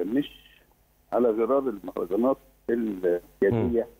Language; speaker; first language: Arabic; native; Arabic